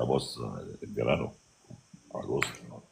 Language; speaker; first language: Spanish; non-native, learner; Arabic